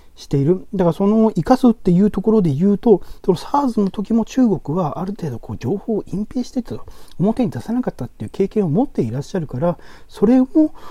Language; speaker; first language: Japanese; native; Japanese